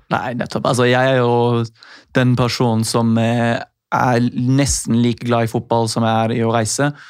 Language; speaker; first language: Norwegian; non-native, fluent; English